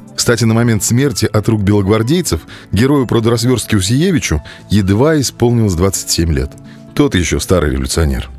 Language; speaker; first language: Russian; native; Russian